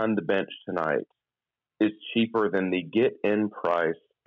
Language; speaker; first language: English; native; English